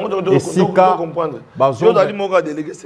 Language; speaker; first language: French; non-native, local second language; Lingala